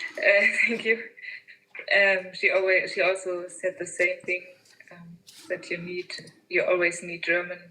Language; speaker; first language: English; non-native, fluent; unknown